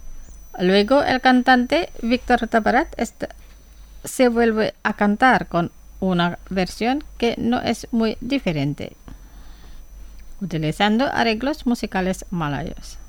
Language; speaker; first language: Spanish; non-native, fluent; Indonesian